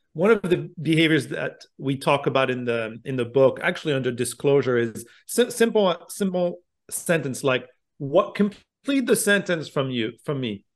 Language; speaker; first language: English; non-native, fluent; French